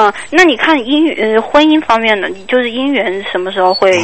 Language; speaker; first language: Chinese; native; Chinese